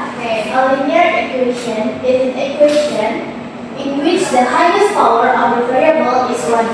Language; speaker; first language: English; non-native, learner; Indonesian